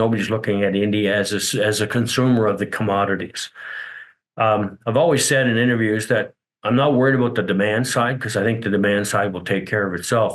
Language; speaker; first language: English; native; English